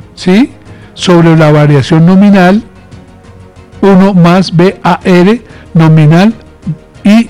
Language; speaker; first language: Spanish; native; Spanish